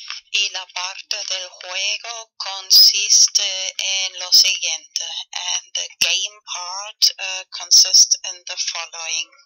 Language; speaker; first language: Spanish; non-native, fluent; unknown